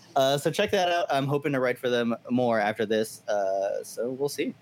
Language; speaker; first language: English; early bilingual, other home language; Hindi